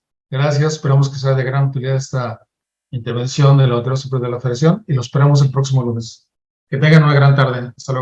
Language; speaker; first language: Spanish; native; Spanish